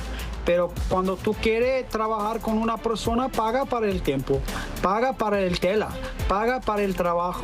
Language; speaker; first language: Spanish; non-native, learner; English